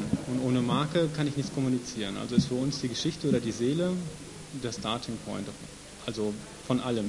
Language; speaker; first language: German; native; German